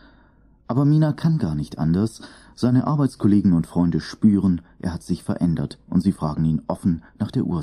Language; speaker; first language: German; native; German